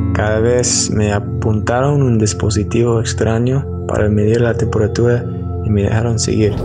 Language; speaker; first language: Spanish; non-native, fluent; English